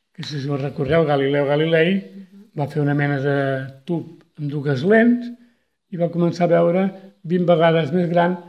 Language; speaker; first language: Catalan; native; Catalan